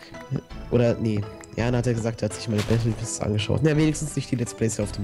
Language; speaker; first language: German; native; German